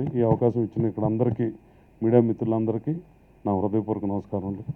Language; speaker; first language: Telugu; native; Telugu